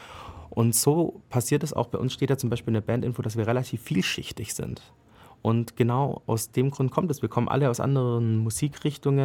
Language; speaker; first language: German; native; German